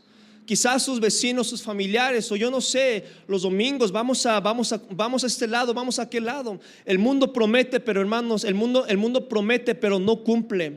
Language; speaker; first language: Spanish; native; Spanish